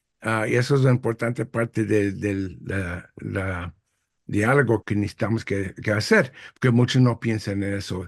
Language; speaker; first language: Spanish; early bilingual, heritage; English